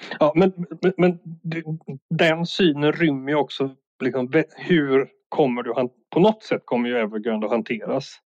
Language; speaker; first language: Swedish; native; Swedish